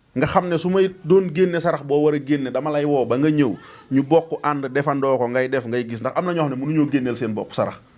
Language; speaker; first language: Wolof; non-native, local second language; Serer